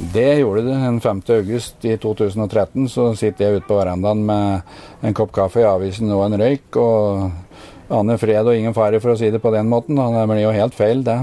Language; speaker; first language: Norwegian; native; Norwegian